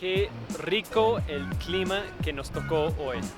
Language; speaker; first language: Spanish; non-native, fluent; English